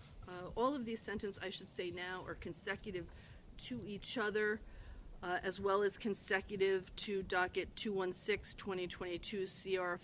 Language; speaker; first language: English; native; English